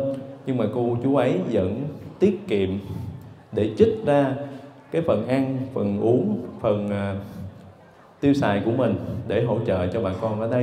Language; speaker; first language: Vietnamese; native; Vietnamese